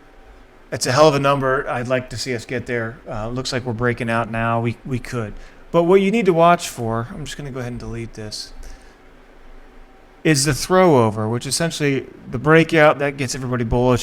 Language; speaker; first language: English; native; English